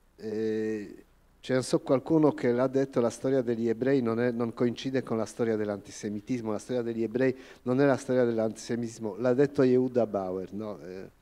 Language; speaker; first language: Italian; non-native, fluent; Polish